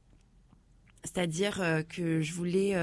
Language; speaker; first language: French; native; French